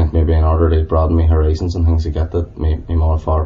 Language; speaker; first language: English; native; English